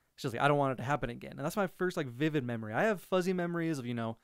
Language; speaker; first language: English; native; English